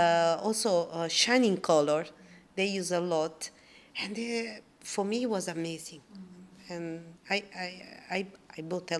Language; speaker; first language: English; non-native, learner; Italian